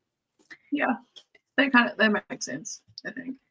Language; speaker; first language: English; native; English